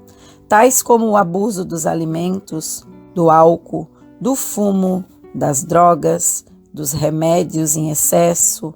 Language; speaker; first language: Portuguese; native; Portuguese